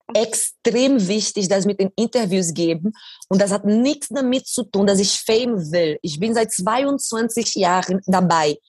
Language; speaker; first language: German; non-native, fluent; Portuguese